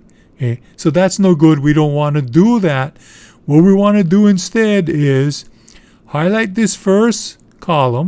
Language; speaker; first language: English; native; English